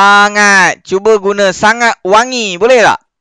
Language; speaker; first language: Malay; native; Malay